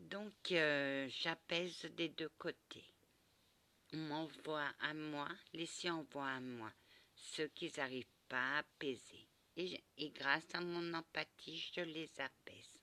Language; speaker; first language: French; early bilingual, other home language; Portuguese